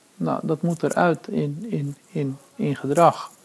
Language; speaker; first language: Dutch; early bilingual, other home language; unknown